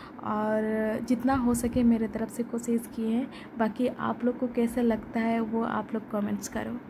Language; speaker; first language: Hindi; non-native, local second language; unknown